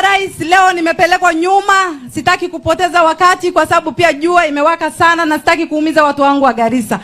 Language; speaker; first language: Swahili; non-native, local second language; Somali